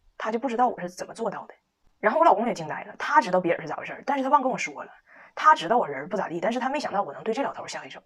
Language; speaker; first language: Chinese; native; Chinese